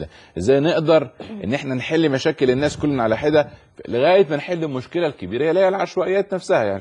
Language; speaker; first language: Arabic; native; Arabic